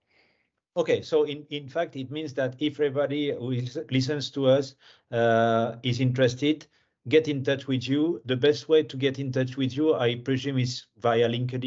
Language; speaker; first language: English; non-native, fluent; French